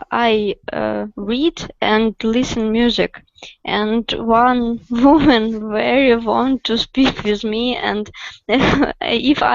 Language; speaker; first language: English; non-native, learner; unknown